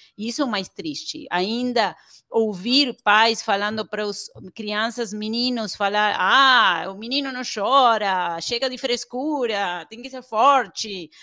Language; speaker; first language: Portuguese; non-native, fluent; Spanish